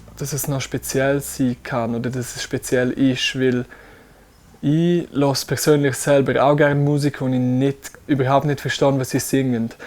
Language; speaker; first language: German; non-native, local second language; Romansh